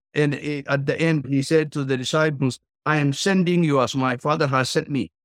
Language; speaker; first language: English; non-native, fluent; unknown